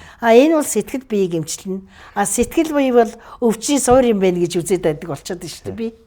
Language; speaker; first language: Mongolian; native; Mongolian